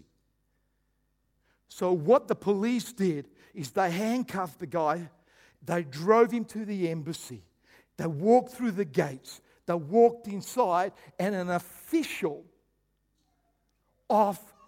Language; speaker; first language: English; early bilingual, other home language; Croatian